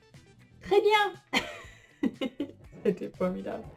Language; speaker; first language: French; non-native, fluent; English